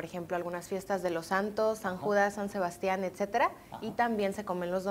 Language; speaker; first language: Spanish; native; Spanish